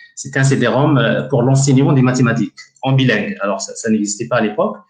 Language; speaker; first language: French; non-native, local second language; Tachelhit